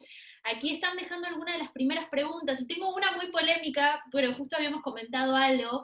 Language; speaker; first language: Spanish; native; Spanish